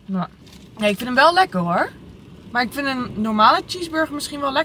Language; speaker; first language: Dutch; native; Dutch